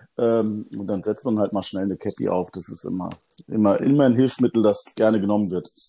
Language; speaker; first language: German; early bilingual, other home language; Turkish